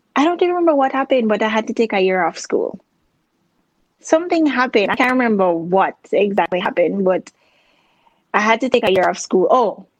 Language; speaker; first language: English; non-native, local second language; Jamaican Creole English